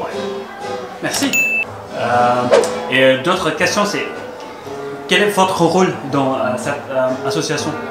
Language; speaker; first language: French; non-native, learner; Indonesian